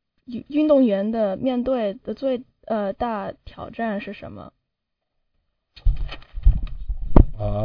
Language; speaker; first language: Chinese; early bilingual, heritage; Chinese